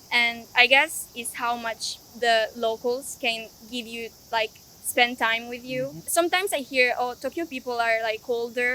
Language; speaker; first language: English; non-native, fluent; Italian